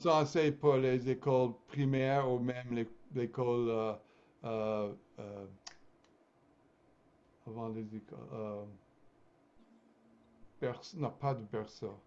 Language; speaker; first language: French; non-native, fluent; English